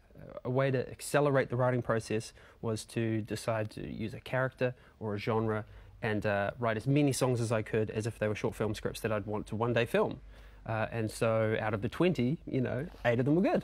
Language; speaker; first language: English; native; English